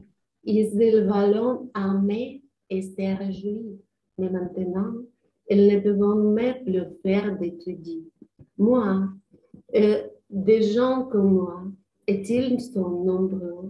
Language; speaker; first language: French; non-native, learner; Ukrainian